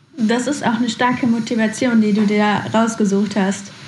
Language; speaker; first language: German; native; German